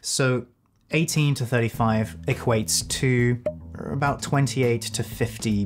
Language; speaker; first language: English; native; English